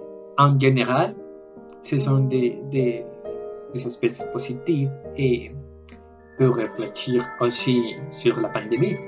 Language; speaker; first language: French; non-native, learner; Spanish